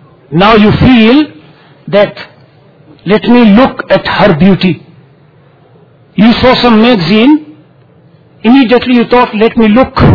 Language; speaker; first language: English; non-native, local second language; Urdu